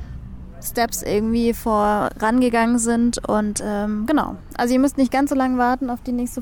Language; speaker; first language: German; native; German